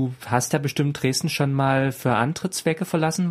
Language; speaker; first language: German; native; German